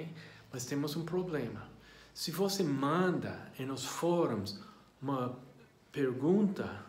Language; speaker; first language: Portuguese; non-native, fluent; English